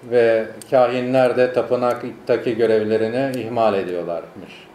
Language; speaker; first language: Turkish; native; Turkish